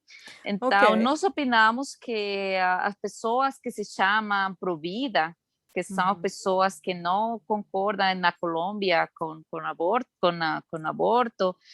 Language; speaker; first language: Portuguese; non-native, learner; Spanish